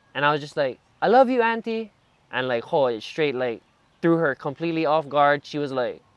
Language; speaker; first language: English; native; English